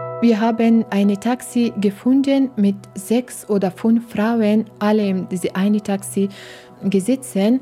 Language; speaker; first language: German; non-native, learner; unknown